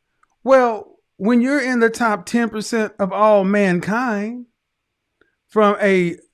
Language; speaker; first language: English; native; English